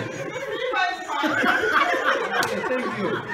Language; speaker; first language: English; non-native, learner; Albanian